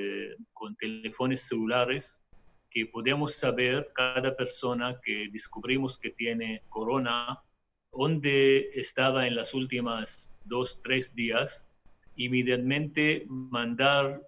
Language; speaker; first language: Spanish; non-native, fluent; Hebrew